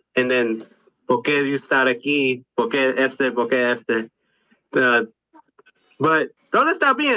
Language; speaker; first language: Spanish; non-native, learner; English